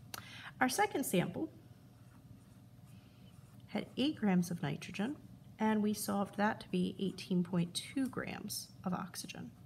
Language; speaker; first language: English; native; English